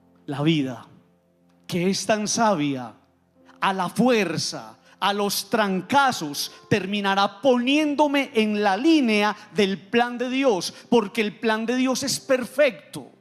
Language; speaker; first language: Spanish; native; Spanish